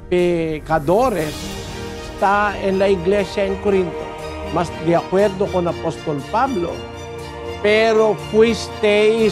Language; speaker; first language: Spanish; non-native, learner; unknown